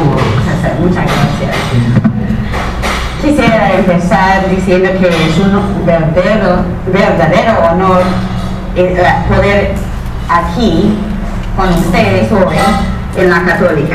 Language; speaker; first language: Spanish; non-native, fluent; English